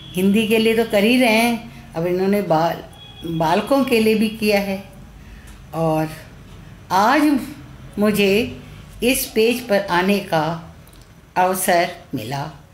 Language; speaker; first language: Hindi; non-native, local second language; Tamil